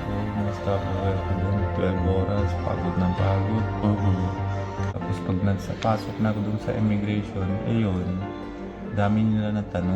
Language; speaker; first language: Filipino; non-native, learner; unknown